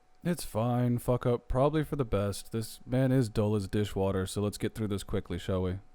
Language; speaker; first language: English; native; English